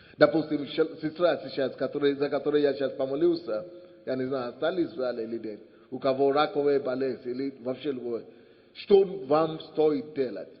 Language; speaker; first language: Russian; non-native, fluent; Yoruba